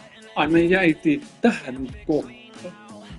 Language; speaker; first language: Finnish; non-native, learner; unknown